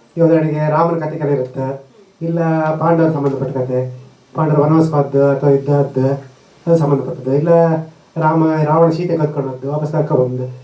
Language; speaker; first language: Kannada; non-native, local second language; Konkani